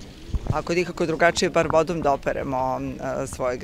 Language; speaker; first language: Serbian; native; Serbian